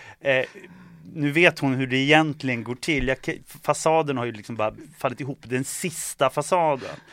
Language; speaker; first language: Swedish; early bilingual, other home language; Estonian